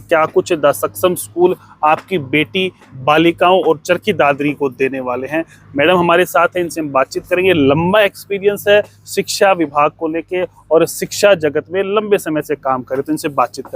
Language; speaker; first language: Hindi; native; Hindi